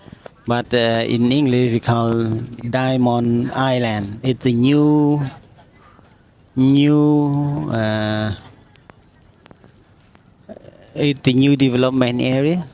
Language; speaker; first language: English; non-native, learner; Khmer